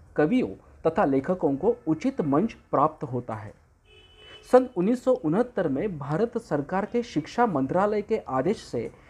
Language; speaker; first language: Hindi; non-native, local second language; Marathi